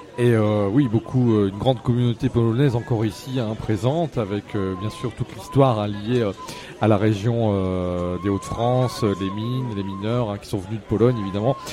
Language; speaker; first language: French; native; French